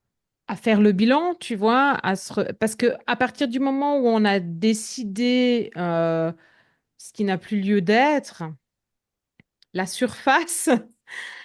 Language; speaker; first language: French; native; French